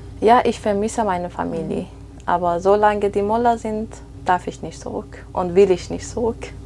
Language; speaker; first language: German; non-native, fluent; Persian